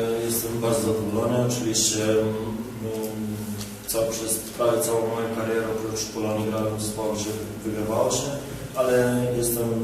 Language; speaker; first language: Polish; non-native, fluent; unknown